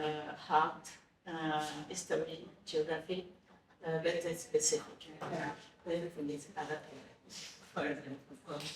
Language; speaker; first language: English; non-native, learner; French